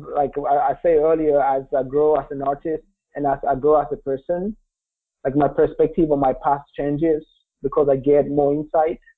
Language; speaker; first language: English; non-native, local second language; Kinyarwanda